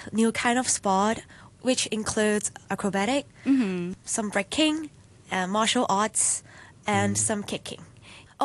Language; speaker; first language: English; non-native, local second language; Cantonese